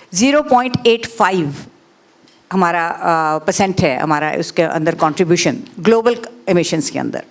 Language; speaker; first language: Urdu; native; Urdu